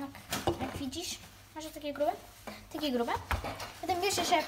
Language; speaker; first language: Polish; early bilingual, heritage; Polish